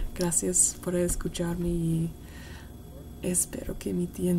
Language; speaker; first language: Spanish; non-native, learner; English